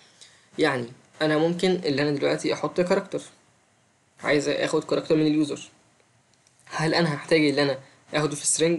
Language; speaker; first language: Arabic; native; Arabic